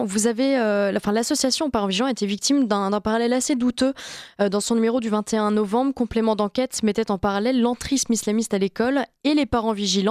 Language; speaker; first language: French; native; French